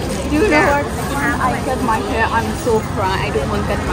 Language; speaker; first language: English; non-native, learner; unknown